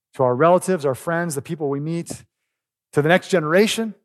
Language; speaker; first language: English; native; English